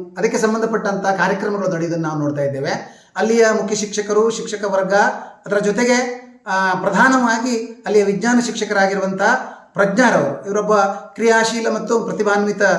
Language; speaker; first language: Kannada; native; Kannada